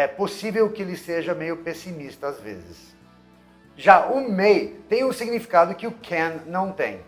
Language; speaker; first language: Portuguese; non-native, fluent; English